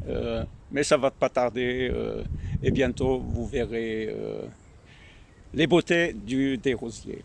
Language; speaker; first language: French; non-native, learner; German